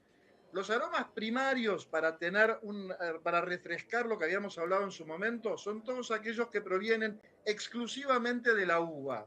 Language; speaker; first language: Spanish; native; Spanish